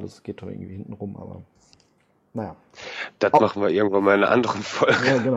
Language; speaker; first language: German; native; German